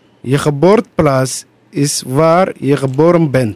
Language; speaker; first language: Dutch; non-native, learner; Somali